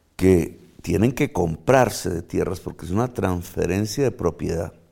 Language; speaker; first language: Spanish; native; Spanish